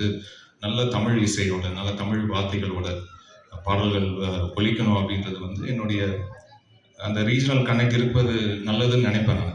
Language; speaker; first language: Tamil; native; Tamil